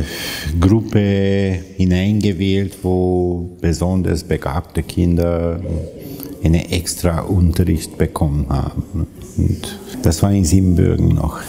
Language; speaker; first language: German; non-native, fluent; Hungarian